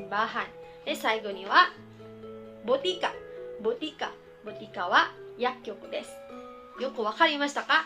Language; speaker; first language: Japanese; non-native, fluent; Filipino